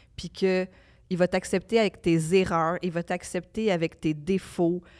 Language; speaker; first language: French; native; French